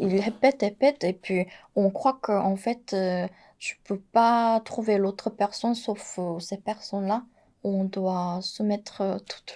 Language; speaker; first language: French; non-native, fluent; Korean